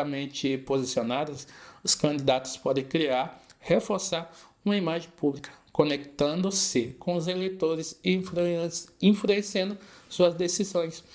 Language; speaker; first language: Portuguese; native; Portuguese